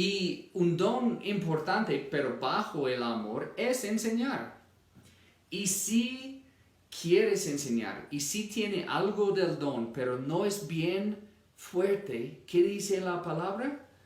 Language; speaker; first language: Spanish; non-native, fluent; English